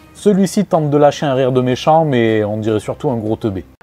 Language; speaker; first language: French; native; French